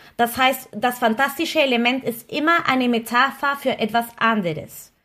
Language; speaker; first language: German; non-native, fluent; Spanish